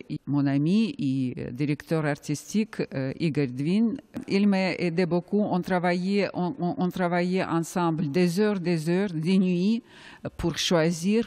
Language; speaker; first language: French; non-native, fluent; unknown